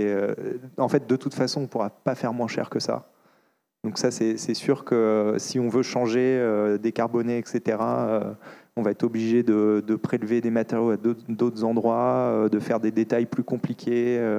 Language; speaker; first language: French; native; French